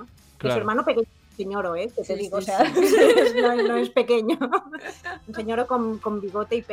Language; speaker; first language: Spanish; native; Spanish